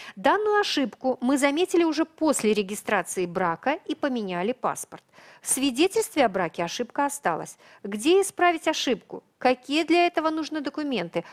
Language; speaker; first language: Russian; native; Russian